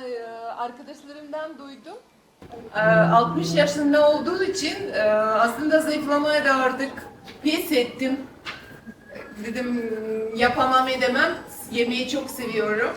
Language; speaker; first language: Turkish; non-native, fluent; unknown